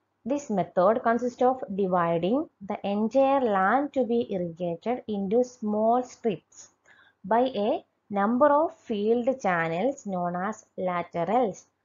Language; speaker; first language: English; non-native, local second language; Malayalam